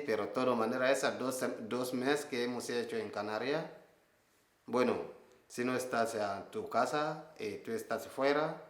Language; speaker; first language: Spanish; non-native, learner; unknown